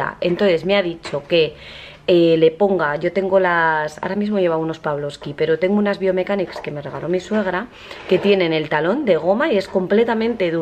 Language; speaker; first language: Spanish; native; Spanish